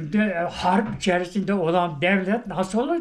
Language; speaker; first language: Turkish; native; Turkish